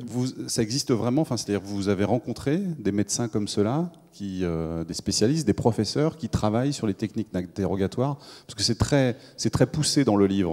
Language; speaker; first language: French; native; French